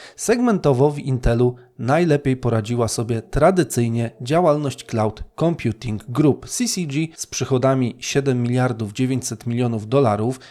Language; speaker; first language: Polish; native; Polish